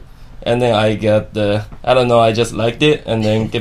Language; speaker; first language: English; non-native, fluent; Japanese